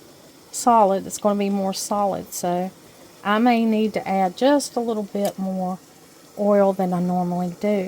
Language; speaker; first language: English; native; English